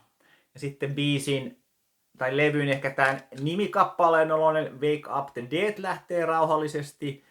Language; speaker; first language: Finnish; native; Finnish